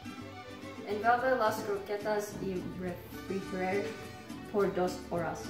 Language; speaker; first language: Spanish; non-native, learner; English